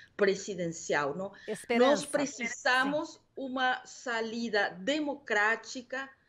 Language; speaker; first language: Portuguese; non-native, learner; Spanish